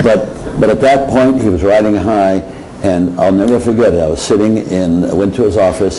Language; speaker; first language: English; native; English